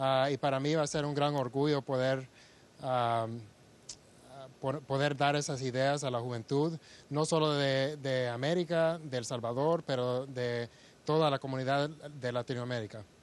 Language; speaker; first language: Spanish; early bilingual, heritage; Spanish